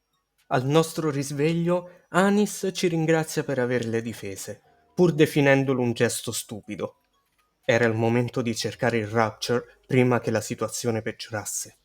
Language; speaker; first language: Italian; native; Italian